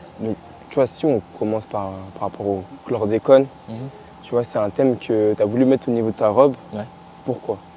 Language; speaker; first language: French; native; French